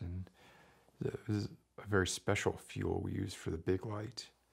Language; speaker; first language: English; native; English